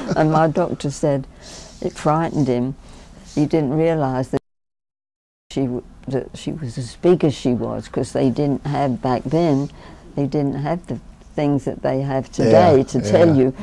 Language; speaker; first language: English; native; English